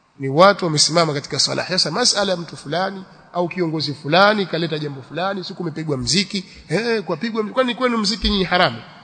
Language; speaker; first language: Swahili; native; Swahili